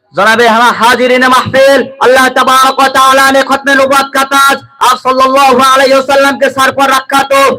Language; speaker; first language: Urdu; non-native, fluent; Bangla